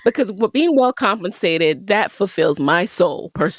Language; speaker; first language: English; native; English